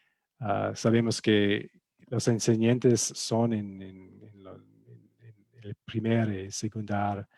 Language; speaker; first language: Spanish; non-native, fluent; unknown